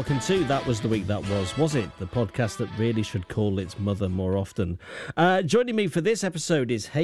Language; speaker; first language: English; native; English